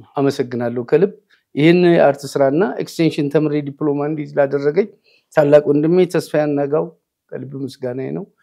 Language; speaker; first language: Amharic; native; Amharic